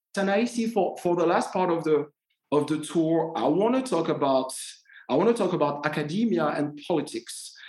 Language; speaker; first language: English; non-native, fluent; French